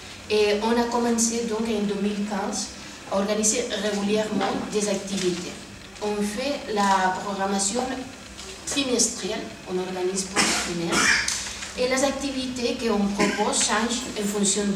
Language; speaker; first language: French; non-native, fluent; Spanish